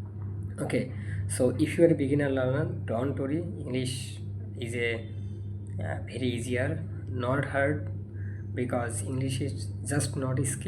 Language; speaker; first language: English; non-native, learner; Bangla